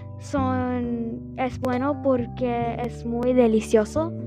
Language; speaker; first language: Spanish; non-native, learner; English